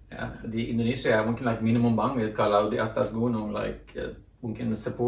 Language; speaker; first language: Indonesian; non-native, fluent; Norwegian